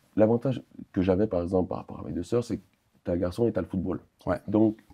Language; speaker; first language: French; native; French